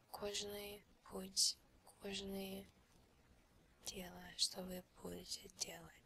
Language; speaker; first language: Russian; early bilingual, heritage; Russian